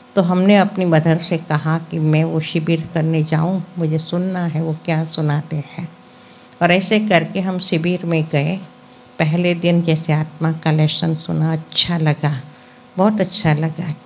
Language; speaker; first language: Hindi; non-native, local second language; Gujarati